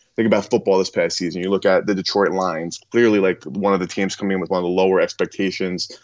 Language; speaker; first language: English; native; English